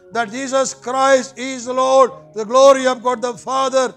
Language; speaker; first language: English; non-native, local second language; Malayalam